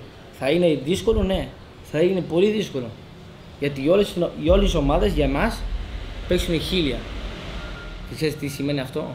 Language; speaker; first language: Greek; non-native, fluent; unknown